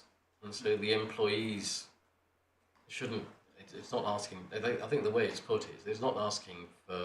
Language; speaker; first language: English; native; English